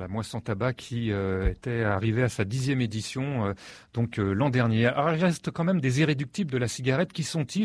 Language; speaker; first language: French; native; French